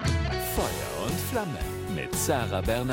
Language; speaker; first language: German; native; German